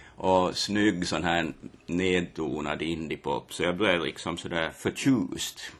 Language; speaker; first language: Swedish; native; Swedish